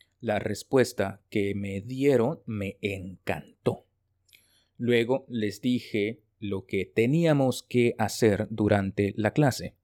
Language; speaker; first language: Spanish; non-native, fluent; Chinese